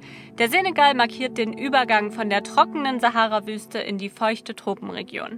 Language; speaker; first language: German; native; German